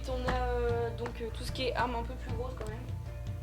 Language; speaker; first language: French; native; French